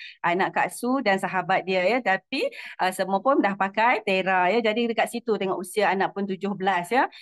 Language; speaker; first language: Malay; native; Malay